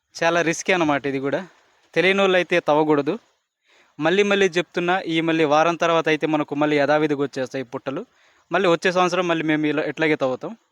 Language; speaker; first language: Telugu; non-native, local second language; Koya